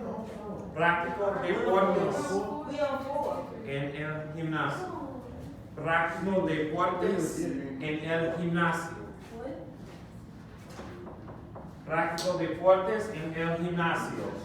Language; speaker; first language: Spanish; non-native, fluent; English